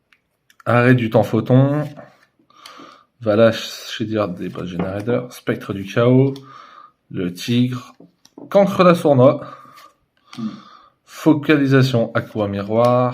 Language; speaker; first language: French; native; French